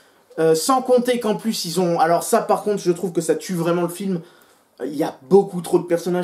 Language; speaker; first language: French; native; French